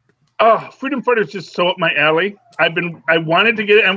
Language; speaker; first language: English; native; English